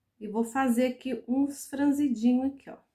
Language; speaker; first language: Portuguese; native; Portuguese